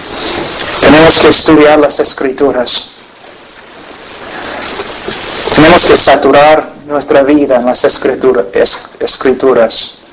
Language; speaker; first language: Spanish; non-native, fluent; English